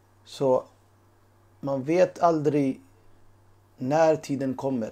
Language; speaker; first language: Swedish; early bilingual, other home language; Urdu